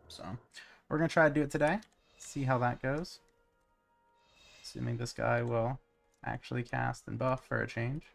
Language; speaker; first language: English; native; English